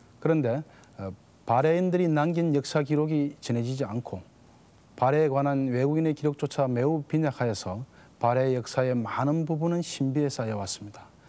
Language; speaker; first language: Korean; native; Korean